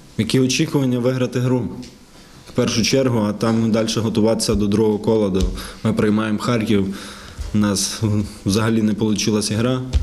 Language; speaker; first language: Ukrainian; non-native, local second language; Russian